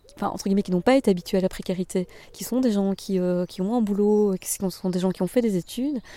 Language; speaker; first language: French; native; French